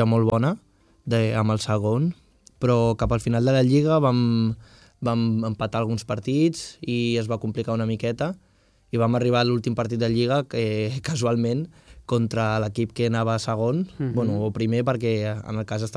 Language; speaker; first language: Catalan; non-native, fluent; Portuguese